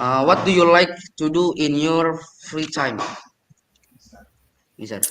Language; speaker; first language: English; non-native, learner; Indonesian